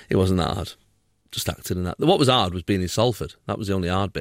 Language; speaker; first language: English; native; English